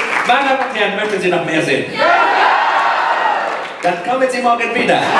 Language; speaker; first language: German; non-native, fluent; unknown